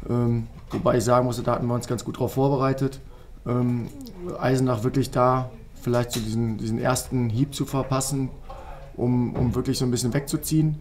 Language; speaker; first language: German; native; German